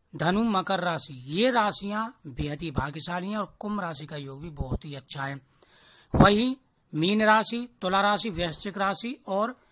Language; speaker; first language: Hindi; native; Hindi